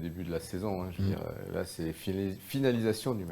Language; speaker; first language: French; native; French